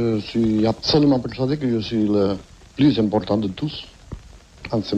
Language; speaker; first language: French; non-native, fluent; Catalan